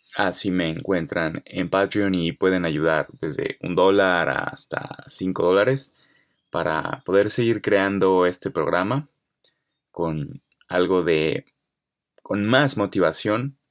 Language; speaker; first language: Spanish; native; Spanish